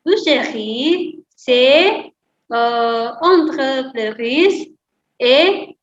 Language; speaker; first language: French; non-native, fluent; Indonesian